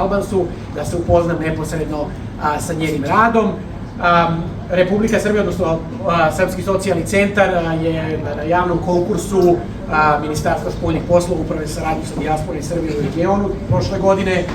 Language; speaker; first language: Bosnian; native; Bosnian